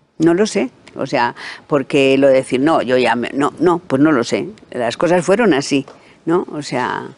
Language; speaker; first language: Spanish; native; Spanish